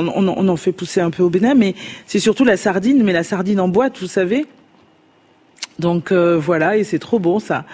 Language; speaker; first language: French; non-native, local second language; Fon